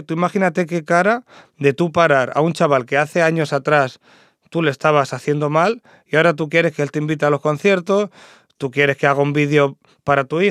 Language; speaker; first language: Spanish; native; Spanish